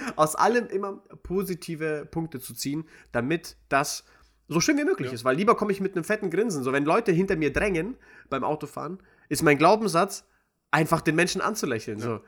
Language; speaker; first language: German; early bilingual, other home language; Russian